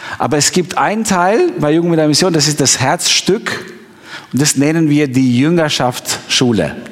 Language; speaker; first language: German; non-native, fluent; Albanian